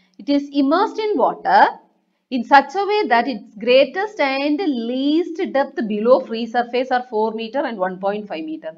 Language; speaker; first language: English; non-native, local second language; Malayalam